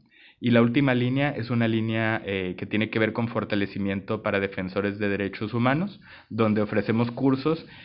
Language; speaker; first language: Spanish; native; Spanish